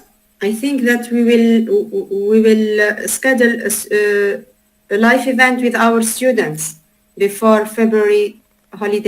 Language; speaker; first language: English; non-native, learner; Arabic